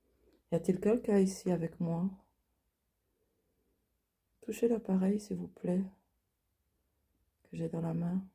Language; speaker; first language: French; native; French